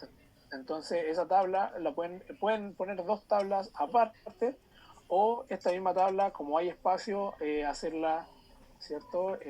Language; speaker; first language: Spanish; native; Spanish